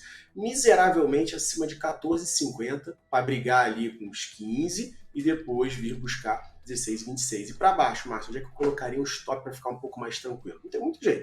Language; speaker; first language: Portuguese; native; Portuguese